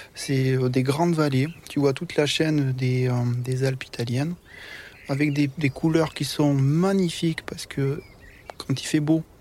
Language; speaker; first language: French; native; French